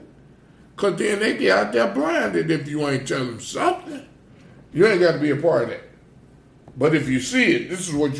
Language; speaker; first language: English; native; English